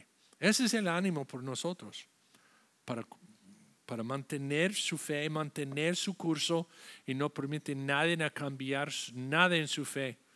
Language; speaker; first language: Spanish; non-native, fluent; English